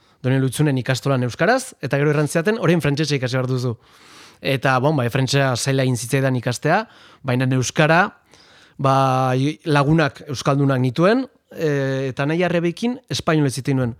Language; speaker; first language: Basque; non-native, fluent; Spanish